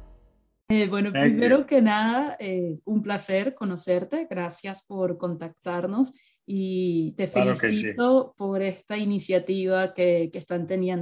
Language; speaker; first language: Spanish; native; Spanish